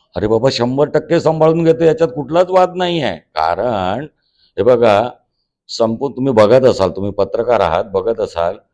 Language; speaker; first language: Marathi; non-native, local second language; Hindi